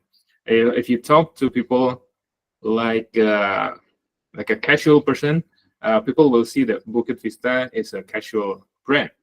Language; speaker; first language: English; non-native, fluent; Indonesian